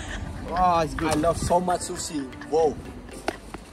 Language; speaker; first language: English; non-native, learner; Indonesian